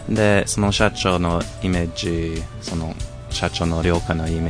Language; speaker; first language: Japanese; non-native, fluent; English